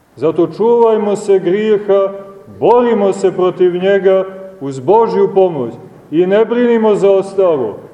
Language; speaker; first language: Serbian; native; Serbian